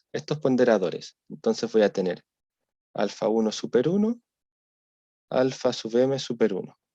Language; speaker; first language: Spanish; native; Spanish